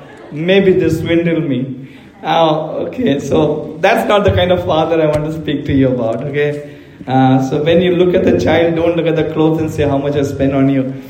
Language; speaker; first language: English; non-native, local second language; Malayalam